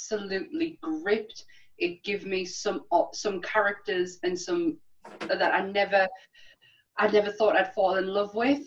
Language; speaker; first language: English; native; English